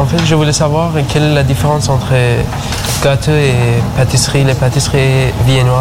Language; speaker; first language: French; non-native, learner; Persian